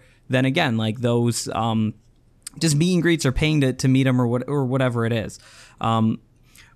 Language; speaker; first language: English; native; English